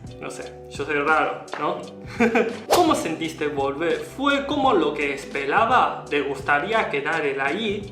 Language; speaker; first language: Spanish; non-native, learner; Chinese